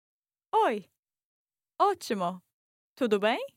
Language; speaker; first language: Portuguese; non-native, learner; English